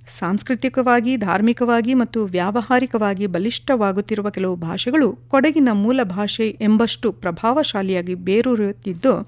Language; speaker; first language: Kannada; non-native, local second language; Kodava